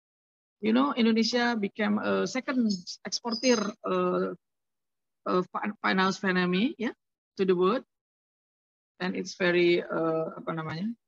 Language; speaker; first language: English; non-native, learner; Indonesian